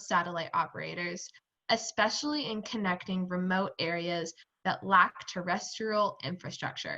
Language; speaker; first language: English; native; English